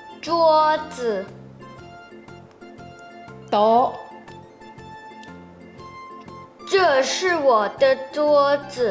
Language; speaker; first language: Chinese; non-native, fluent; Thai